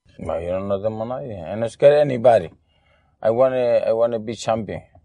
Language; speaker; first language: English; non-native, learner; Spanish